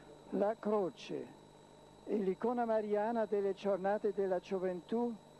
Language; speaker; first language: Italian; non-native, fluent; German